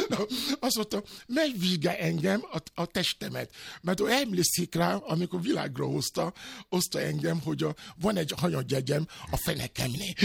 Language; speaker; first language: Hungarian; non-native, local second language; Albanian